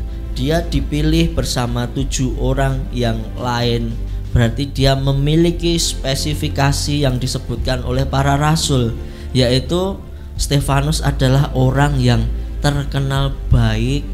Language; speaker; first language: Indonesian; native; Indonesian